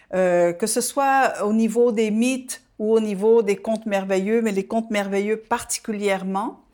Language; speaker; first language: French; non-native, fluent; Dutch